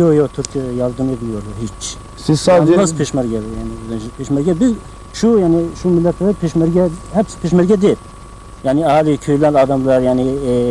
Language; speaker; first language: Turkish; non-native, learner; Kurdish